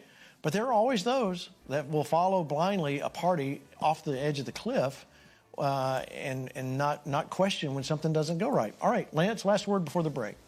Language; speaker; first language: English; native; English